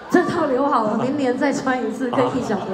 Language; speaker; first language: Chinese; native; Chinese